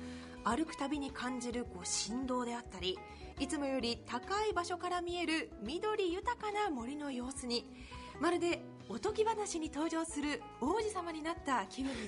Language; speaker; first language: Japanese; native; Japanese